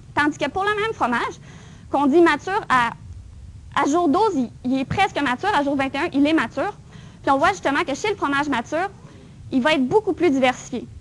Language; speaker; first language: French; native; French